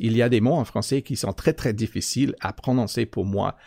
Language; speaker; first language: French; non-native, fluent; English